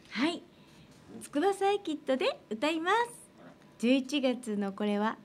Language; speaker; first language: Japanese; native; Japanese